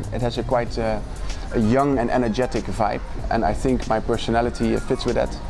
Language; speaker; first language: English; non-native, fluent; Dutch